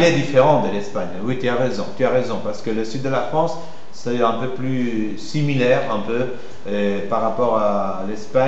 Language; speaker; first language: French; non-native, fluent; Spanish